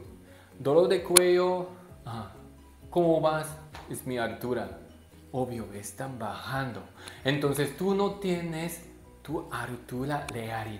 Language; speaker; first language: Spanish; non-native, learner; Japanese